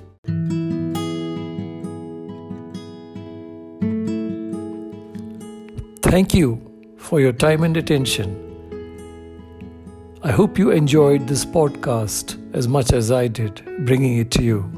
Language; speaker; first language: English; non-native, local second language; Kannada